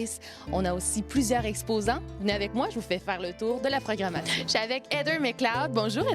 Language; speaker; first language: French; native; French